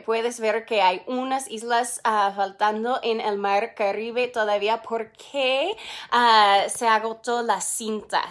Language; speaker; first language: Spanish; non-native, fluent; English